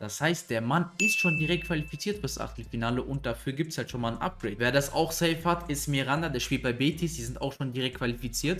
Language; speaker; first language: German; native; German